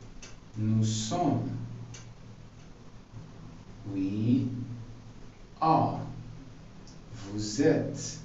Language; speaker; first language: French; non-native, fluent; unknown